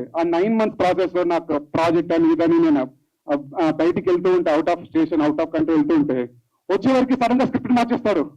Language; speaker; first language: Telugu; native; Telugu